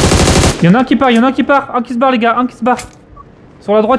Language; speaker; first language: French; native; French